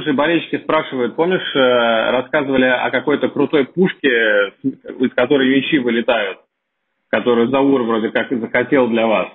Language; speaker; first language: Russian; native; Russian